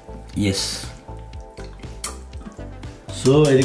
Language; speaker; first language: Danish; non-native, fluent; Chinese